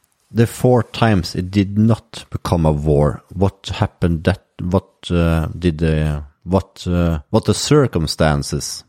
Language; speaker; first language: English; non-native, fluent; Norwegian